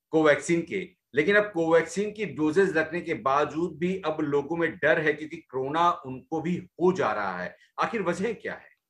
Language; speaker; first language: Hindi; native; Hindi